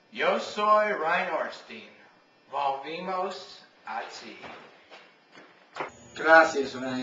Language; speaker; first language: Spanish; non-native, learner; English